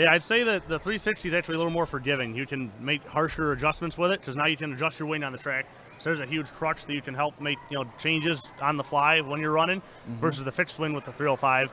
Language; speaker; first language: English; native; English